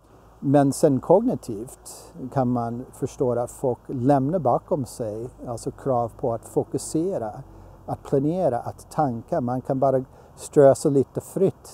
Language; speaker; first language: Swedish; non-native, fluent; English